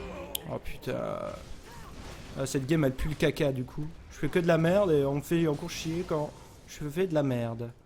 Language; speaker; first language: French; native; French